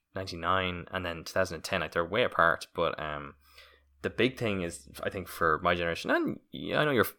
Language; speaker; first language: English; native; English